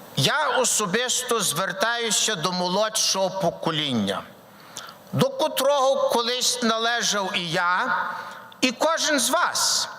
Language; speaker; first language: Ukrainian; early bilingual, heritage; Ukrainian